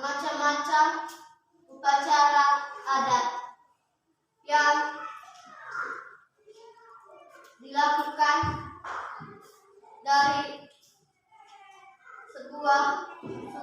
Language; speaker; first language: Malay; non-native, local second language; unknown